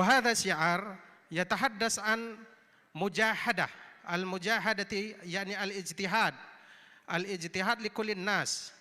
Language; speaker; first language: Arabic; non-native, fluent; Indonesian